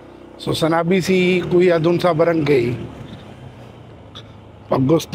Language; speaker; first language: Filipino; non-native, learner; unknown